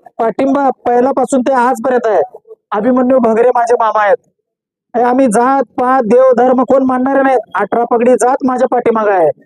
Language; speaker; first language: Marathi; non-native, local second language; Lambadi